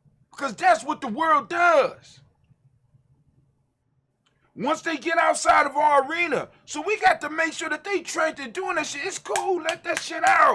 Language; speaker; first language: English; native; English